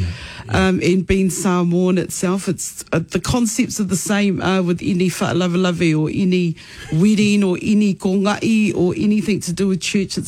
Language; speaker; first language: English; native; English